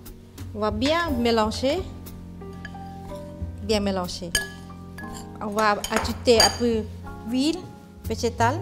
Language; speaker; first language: French; non-native, fluent; Thai